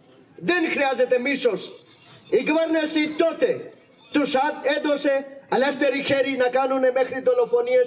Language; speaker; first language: Greek; non-native, learner; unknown